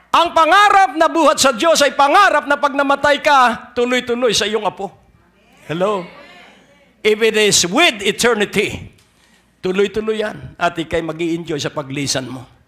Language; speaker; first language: Filipino; native; Filipino